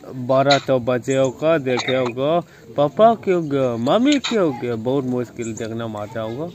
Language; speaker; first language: Hindi; non-native, local second language; Mizo